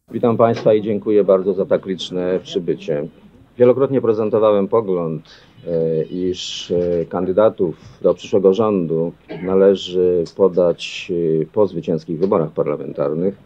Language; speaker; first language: Polish; native; Polish